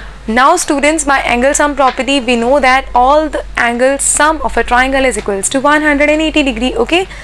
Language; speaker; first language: English; non-native, local second language; Hindi